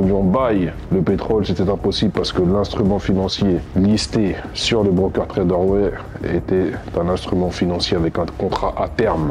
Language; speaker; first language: French; native; French